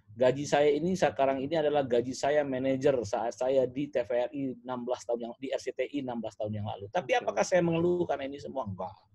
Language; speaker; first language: Indonesian; native; Indonesian